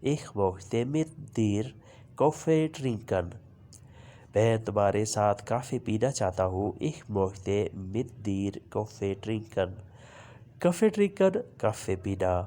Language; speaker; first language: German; non-native, fluent; Urdu